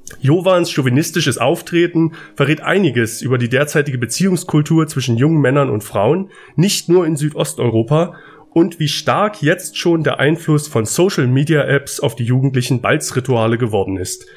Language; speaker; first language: German; native; German